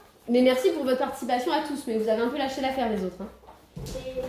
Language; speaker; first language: French; native; French